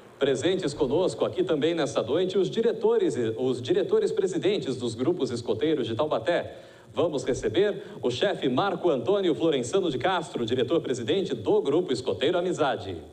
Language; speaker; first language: Portuguese; native; Portuguese